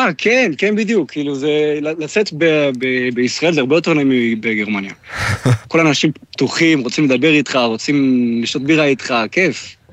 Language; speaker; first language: Hebrew; non-native, fluent; German